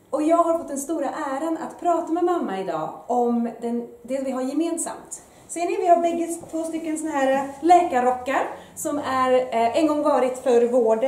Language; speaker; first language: Swedish; early bilingual, other home language; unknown